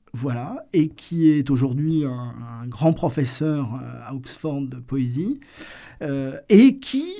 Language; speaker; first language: French; native; French